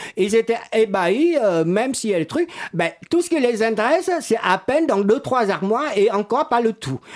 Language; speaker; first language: French; non-native, fluent; Vietnamese